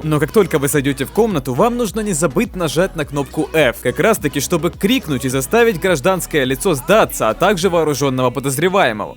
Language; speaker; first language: Russian; native; Russian